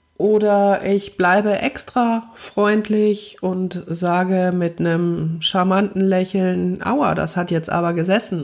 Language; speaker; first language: German; native; German